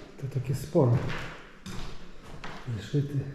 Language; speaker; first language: Polish; native; Polish